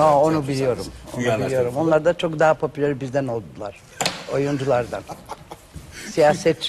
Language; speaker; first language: Turkish; non-native, learner; Macedonian